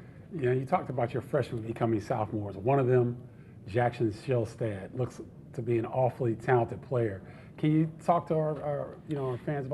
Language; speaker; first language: English; native; English